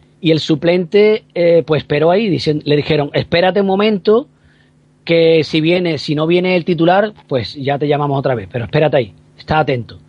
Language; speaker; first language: Spanish; native; Spanish